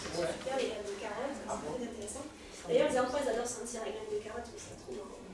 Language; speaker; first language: French; native; French